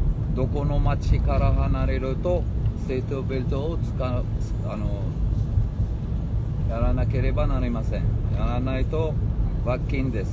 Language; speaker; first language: Japanese; non-native, fluent; Arabic